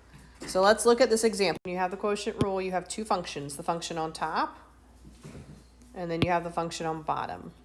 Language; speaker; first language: English; native; English